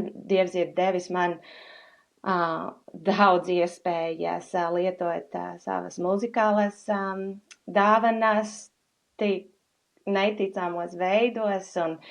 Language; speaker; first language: Latvian; non-native, fluent; English